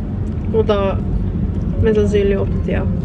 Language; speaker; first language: Norwegian; early bilingual, other home language; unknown